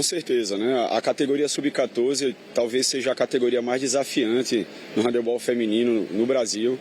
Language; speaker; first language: Portuguese; native; Portuguese